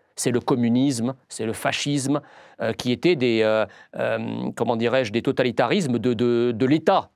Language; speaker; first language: French; early bilingual, other home language; Arabic